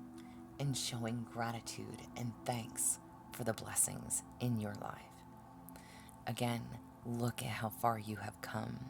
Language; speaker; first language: English; native; English